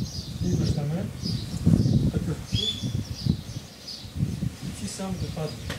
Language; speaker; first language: Bulgarian; non-native, learner; Russian